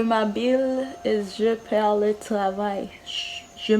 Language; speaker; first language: French; non-native, learner; English